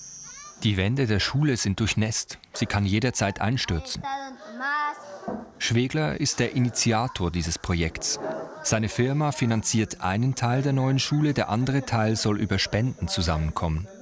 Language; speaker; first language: German; native; German